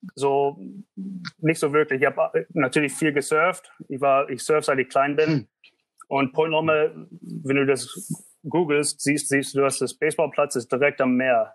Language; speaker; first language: German; early bilingual, heritage; German